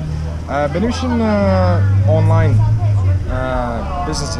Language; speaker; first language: Turkish; early bilingual, heritage; Turkish